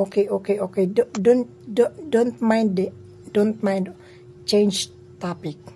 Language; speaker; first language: English; non-native, learner; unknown